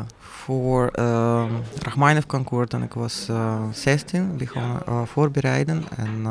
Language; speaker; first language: Dutch; non-native, fluent; Russian